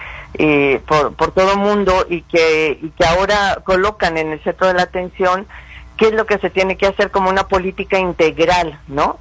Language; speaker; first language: Spanish; native; Spanish